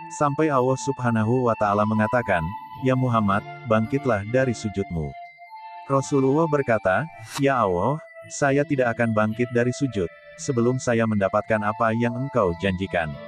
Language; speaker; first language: Indonesian; native; Indonesian